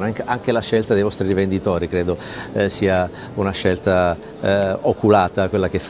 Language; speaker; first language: Italian; native; Italian